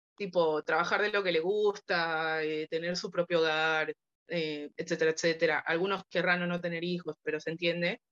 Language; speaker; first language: Spanish; native; Spanish